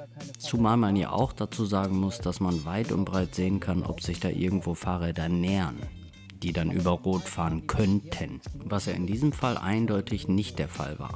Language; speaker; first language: German; native; German